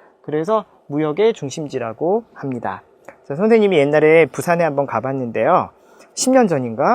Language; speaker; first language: Korean; native; Korean